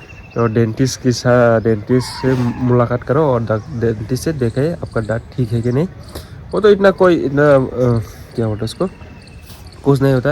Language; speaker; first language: Hindi; non-native, local second language; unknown